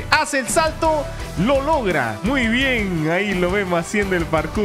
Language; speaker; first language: Spanish; native; Spanish